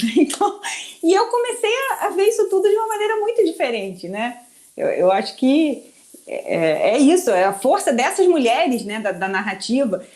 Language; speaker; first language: Portuguese; early bilingual, other home language; Spanish